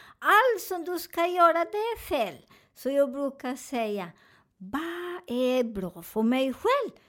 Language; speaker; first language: Swedish; non-native, learner; Spanish